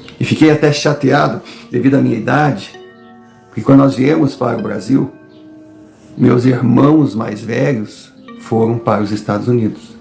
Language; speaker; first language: Portuguese; native; Portuguese